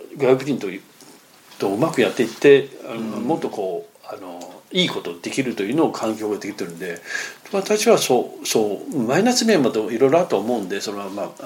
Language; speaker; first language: Japanese; non-native, fluent; Chinese